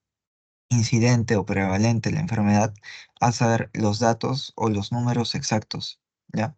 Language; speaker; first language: Spanish; native; Spanish